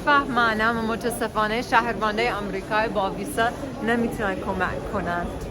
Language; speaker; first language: Persian; non-native, learner; English